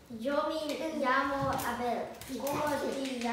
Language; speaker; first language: Spanish; non-native, learner; English